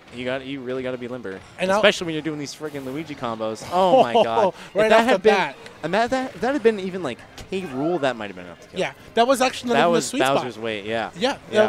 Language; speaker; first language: English; native; English